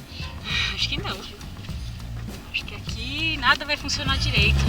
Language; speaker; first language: Portuguese; native; Portuguese